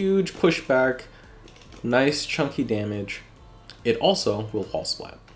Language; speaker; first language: English; native; English